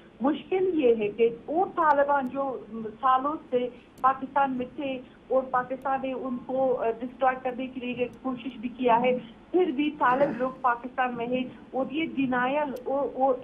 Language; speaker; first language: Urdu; non-native, fluent; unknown